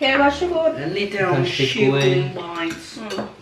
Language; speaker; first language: Swedish; non-native, fluent; Thai